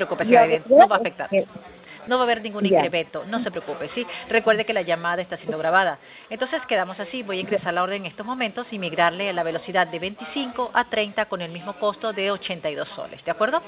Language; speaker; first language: Spanish; native; Spanish